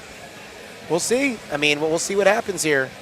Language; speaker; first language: English; native; English